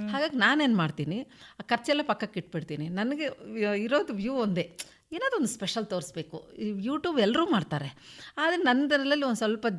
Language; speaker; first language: Kannada; non-native, local second language; Telugu